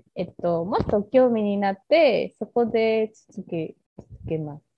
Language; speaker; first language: Japanese; non-native, fluent; Spanish